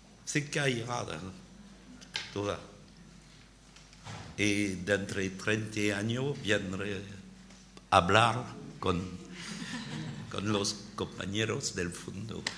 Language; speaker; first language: Spanish; non-native, learner; French